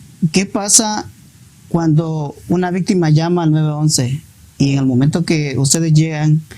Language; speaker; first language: Spanish; native; Spanish